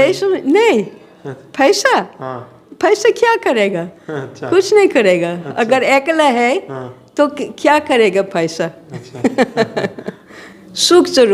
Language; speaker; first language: Hindi; non-native, fluent; English